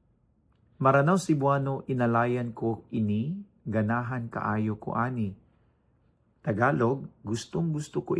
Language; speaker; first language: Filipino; non-native, local second language; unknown